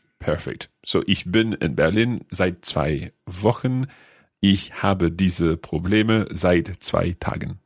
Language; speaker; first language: German; non-native, learner; English